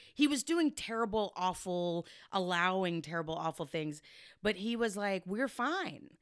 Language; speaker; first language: English; native; English